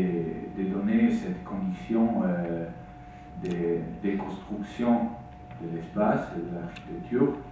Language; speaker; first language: French; non-native, fluent; Italian